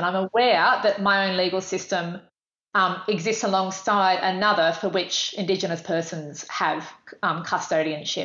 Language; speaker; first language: English; native; English